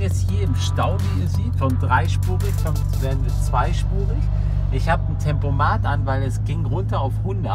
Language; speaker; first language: German; native; German